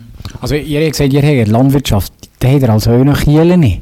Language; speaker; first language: German; native; German